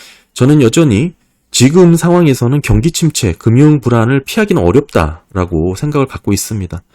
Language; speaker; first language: Korean; native; Korean